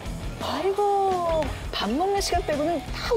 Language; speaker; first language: Korean; native; Korean